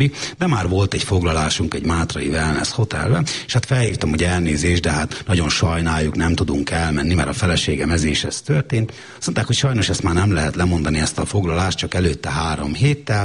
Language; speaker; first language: Hungarian; native; Hungarian